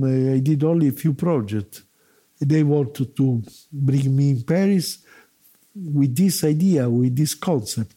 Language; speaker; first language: English; non-native, learner; Italian